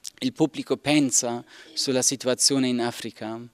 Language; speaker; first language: Italian; non-native, learner; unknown